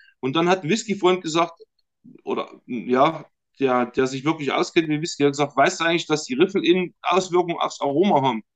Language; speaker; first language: German; native; German